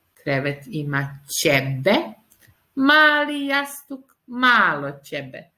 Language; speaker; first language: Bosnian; early bilingual, heritage; Serbian